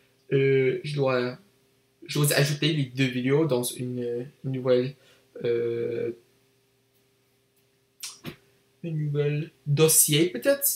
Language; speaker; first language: French; non-native, learner; English